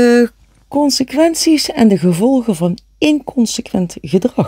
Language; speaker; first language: Dutch; non-native, fluent; Polish